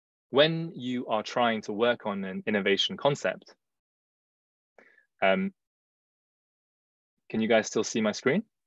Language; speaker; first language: English; early bilingual, other home language; Chinese